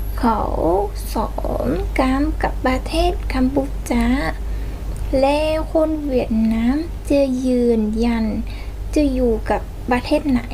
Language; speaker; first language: Thai; non-native, learner; Vietnamese